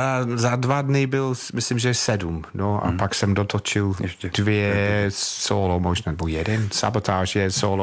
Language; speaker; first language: Czech; non-native, fluent; English